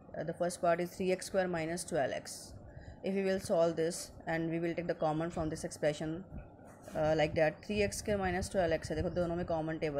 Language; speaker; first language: English; non-native, local second language; Hindi